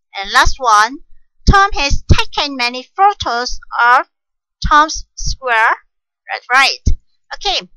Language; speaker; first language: English; non-native, fluent; Vietnamese